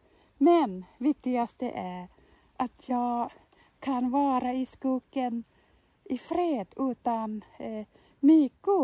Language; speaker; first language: Swedish; non-native, fluent; Thai